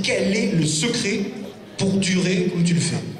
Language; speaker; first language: French; native; French